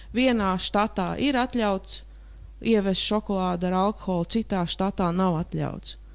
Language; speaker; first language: Latvian; native; Latvian